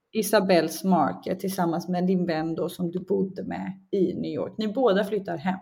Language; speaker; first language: Swedish; early bilingual, other home language; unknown